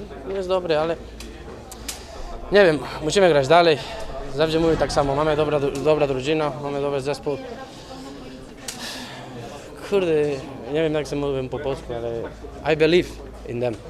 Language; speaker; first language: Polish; non-native, learner; Spanish